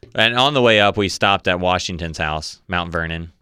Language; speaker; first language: English; native; English